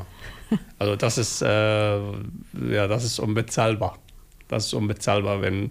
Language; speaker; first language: German; non-native, learner; Somali